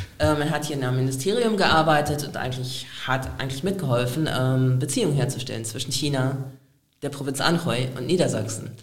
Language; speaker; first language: German; native; German